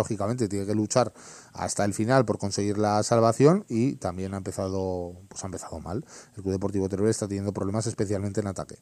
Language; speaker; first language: Spanish; native; Spanish